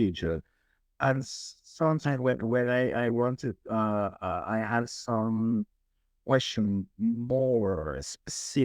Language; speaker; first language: English; non-native, learner; Spanish